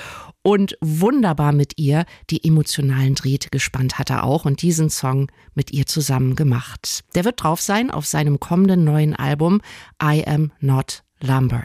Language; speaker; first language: German; native; German